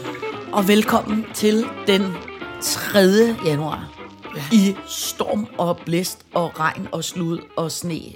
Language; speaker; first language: Danish; native; Danish